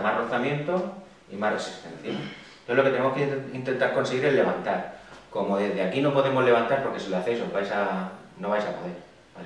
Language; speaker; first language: Spanish; native; Spanish